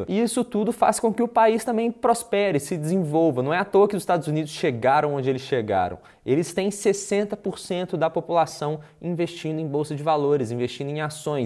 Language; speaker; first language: Portuguese; native; Portuguese